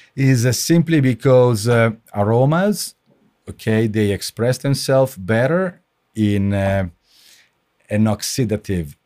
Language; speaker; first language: English; non-native, fluent; Italian